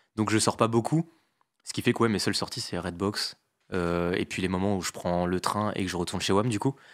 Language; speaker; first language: French; native; French